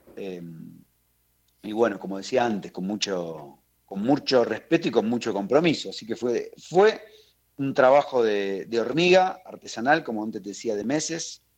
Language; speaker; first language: Spanish; native; Spanish